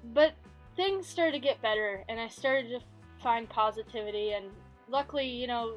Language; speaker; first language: English; native; English